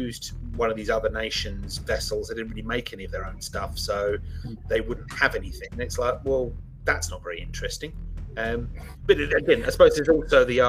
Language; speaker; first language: English; native; English